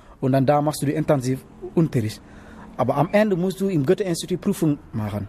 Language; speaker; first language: German; non-native, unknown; Wolof